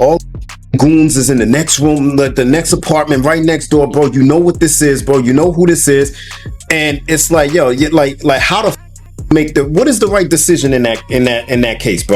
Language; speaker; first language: English; native; English